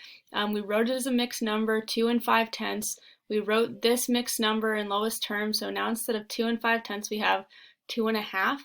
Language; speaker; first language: English; native; English